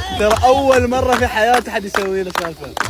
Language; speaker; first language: Arabic; native; Arabic